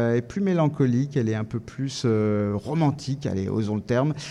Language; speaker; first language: French; native; French